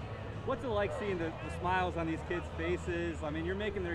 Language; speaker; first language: English; native; English